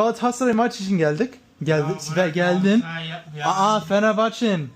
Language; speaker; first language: Turkish; early bilingual, heritage; English